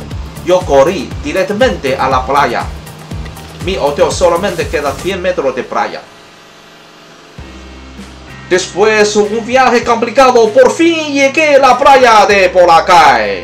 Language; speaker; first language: Spanish; non-native, learner; Chinese